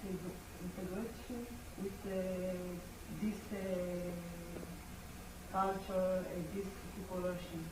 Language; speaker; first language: English; non-native, learner; Amharic